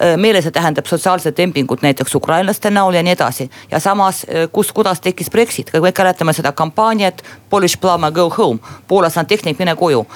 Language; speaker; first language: Estonian; non-native, local second language; Russian